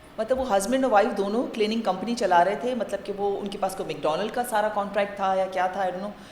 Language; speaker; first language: Urdu; native; Urdu